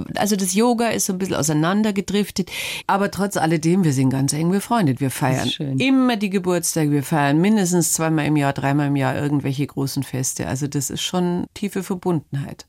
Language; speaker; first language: German; native; German